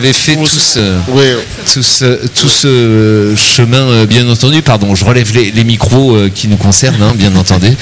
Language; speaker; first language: French; native; French